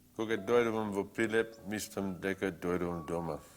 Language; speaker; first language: Macedonian; early bilingual, heritage; Macedonian